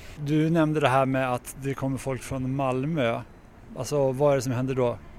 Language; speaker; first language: Swedish; native; Swedish